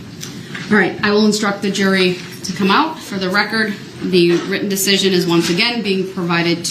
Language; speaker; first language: English; native; English